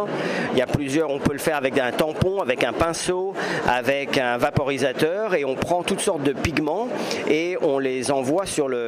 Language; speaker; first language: French; native; French